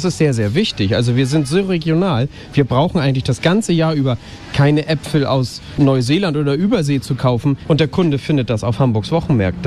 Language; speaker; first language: German; native; German